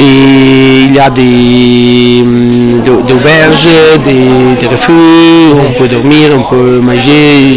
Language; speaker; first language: French; non-native, learner; Italian